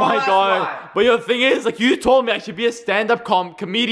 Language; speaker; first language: English; native; English